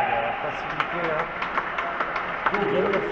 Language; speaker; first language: French; native; French